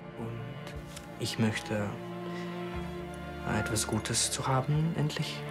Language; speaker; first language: German; non-native, learner; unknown